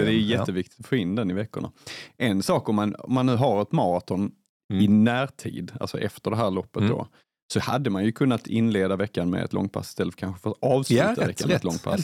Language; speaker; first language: Swedish; native; Swedish